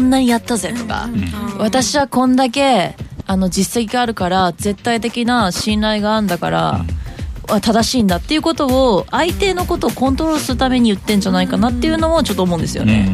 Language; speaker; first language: Japanese; native; Japanese